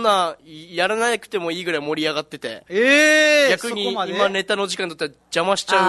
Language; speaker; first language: Japanese; native; Japanese